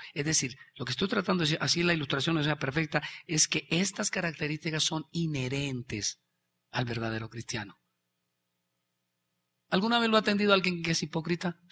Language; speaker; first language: Spanish; native; Spanish